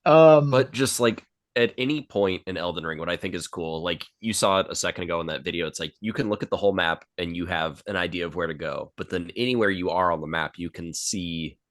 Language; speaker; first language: English; native; English